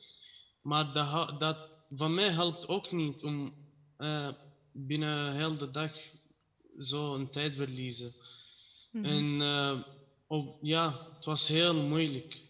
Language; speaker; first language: Dutch; non-native, learner; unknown